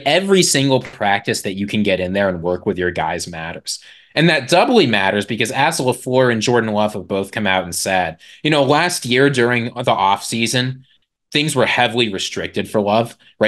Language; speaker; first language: English; native; English